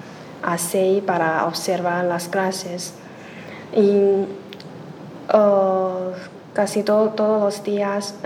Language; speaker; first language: Spanish; non-native, learner; Chinese